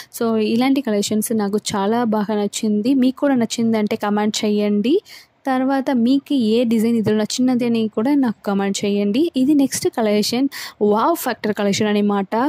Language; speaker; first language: Telugu; non-native, local second language; Tamil